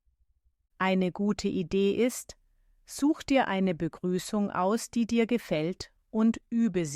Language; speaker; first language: German; native; German